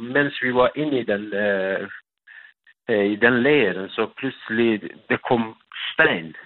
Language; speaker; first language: Danish; non-native, fluent; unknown